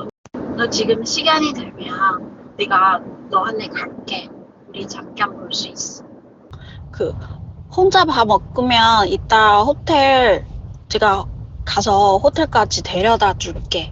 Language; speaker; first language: Korean; non-native, fluent; Chinese